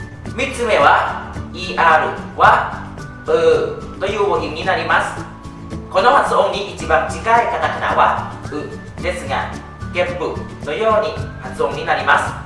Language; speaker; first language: Japanese; non-native, fluent; Thai